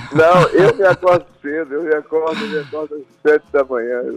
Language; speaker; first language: Portuguese; native; Portuguese